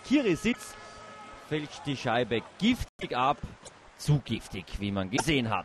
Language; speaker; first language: German; native; German